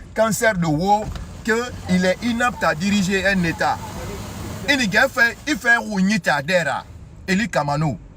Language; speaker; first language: French; non-native, local second language; Susu